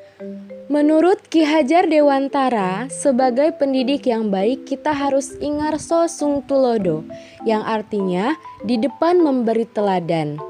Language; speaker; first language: Indonesian; native; Indonesian